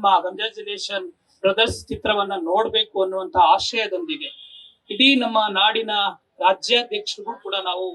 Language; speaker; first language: Kannada; native; Kannada